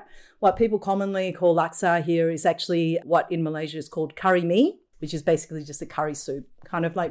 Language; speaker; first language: English; native; English